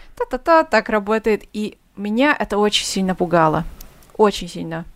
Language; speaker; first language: Russian; non-native, fluent; Hungarian